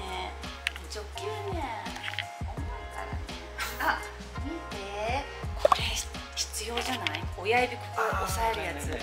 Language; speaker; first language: Japanese; native; Japanese